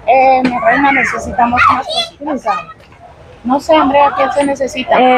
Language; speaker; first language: Spanish; native; Spanish